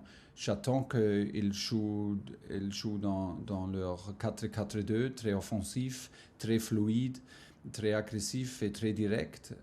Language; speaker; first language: French; non-native, learner; German